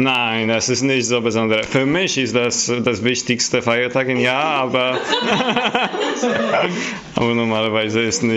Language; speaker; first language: German; non-native, fluent; Polish